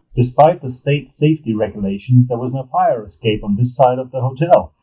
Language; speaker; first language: English; non-native, fluent; German